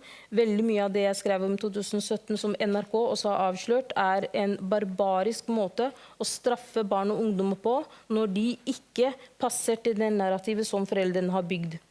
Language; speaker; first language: Norwegian; early bilingual, other home language; Somali